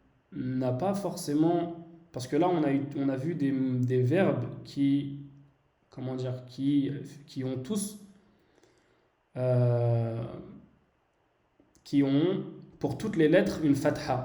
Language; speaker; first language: French; native; French